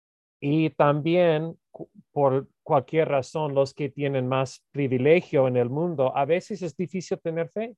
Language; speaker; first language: Spanish; non-native, fluent; English